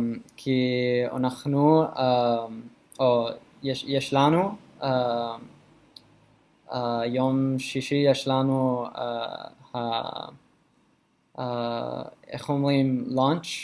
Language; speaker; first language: Hebrew; non-native, learner; English